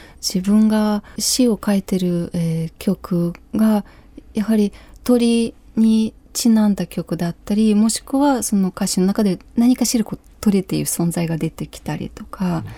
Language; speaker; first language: Japanese; non-native, fluent; Ukrainian